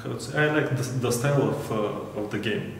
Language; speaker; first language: English; non-native, fluent; Bulgarian